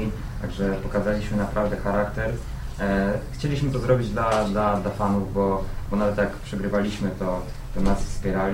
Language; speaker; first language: Polish; native; Polish